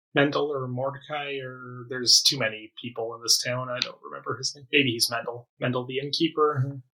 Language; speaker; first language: English; native; English